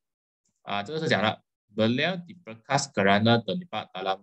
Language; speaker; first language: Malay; non-native, local second language; Chinese